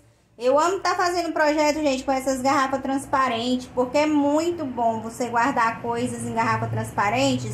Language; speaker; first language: Portuguese; native; Portuguese